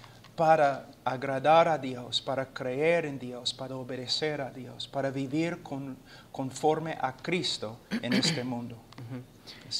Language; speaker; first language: Spanish; non-native, fluent; English